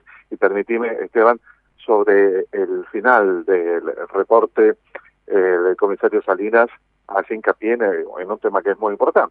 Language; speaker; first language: Spanish; native; Spanish